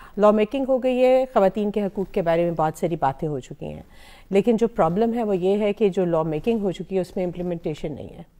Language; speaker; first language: Urdu; non-native, local second language; Punjabi